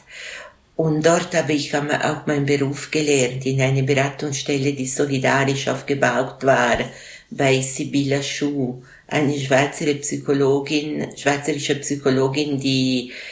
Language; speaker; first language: German; non-native, local second language; Italian